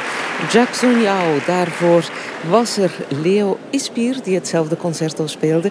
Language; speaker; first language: Dutch; native; Dutch